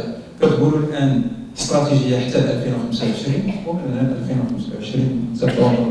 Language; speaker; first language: Arabic; native; Arabic